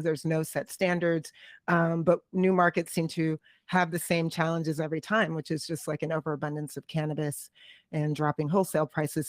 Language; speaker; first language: English; native; English